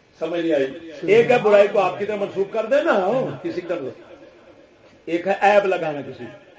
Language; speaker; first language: Urdu; non-native, local second language; Punjabi